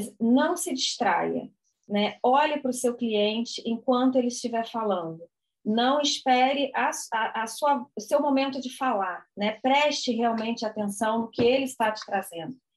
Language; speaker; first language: Portuguese; native; Portuguese